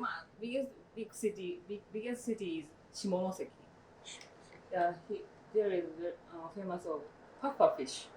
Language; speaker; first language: English; non-native, learner; Japanese